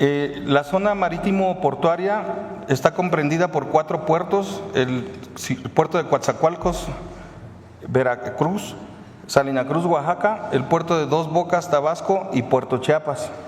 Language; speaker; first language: Spanish; native; Spanish